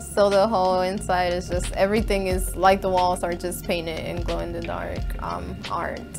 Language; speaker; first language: English; native; English